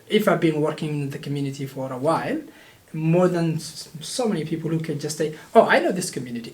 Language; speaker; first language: English; non-native, fluent; Oromo